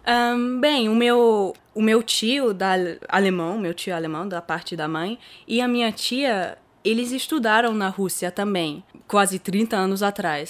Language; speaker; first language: Portuguese; early bilingual, heritage; German